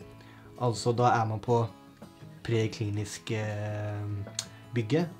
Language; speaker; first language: Norwegian; native; Norwegian